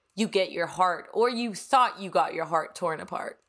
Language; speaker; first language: English; non-native, fluent; Danish